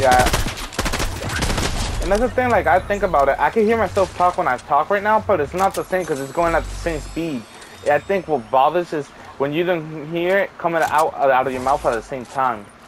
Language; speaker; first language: English; early bilingual, other home language; Spanish